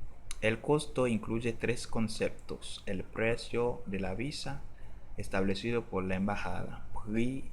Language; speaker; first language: Spanish; non-native, learner; Haitian Creole